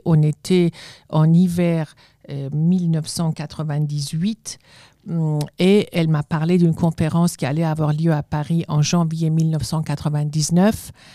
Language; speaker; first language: French; non-native, fluent; Persian